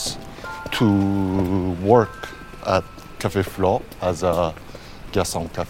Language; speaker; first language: English; non-native, fluent; Japanese